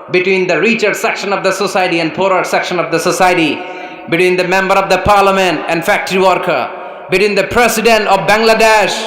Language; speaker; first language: English; non-native, local second language; Bangla